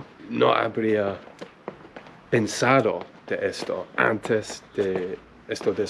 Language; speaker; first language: Spanish; non-native, learner; English